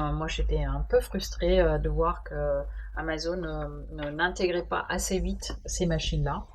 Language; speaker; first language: French; non-native, fluent; German